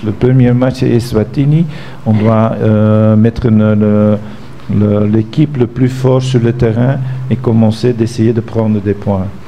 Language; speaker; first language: French; non-native, fluent; Dutch